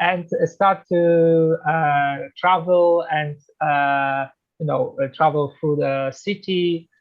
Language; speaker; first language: English; non-native, fluent; Polish